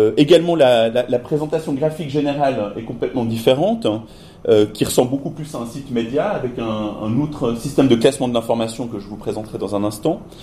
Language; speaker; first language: French; native; French